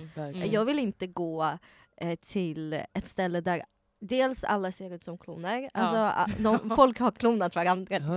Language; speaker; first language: Swedish; early bilingual, other home language; Russian